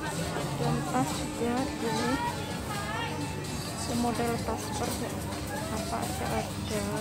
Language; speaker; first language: Indonesian; non-native, local second language; Javanese